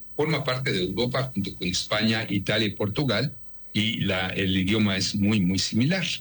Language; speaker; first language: Spanish; native; Spanish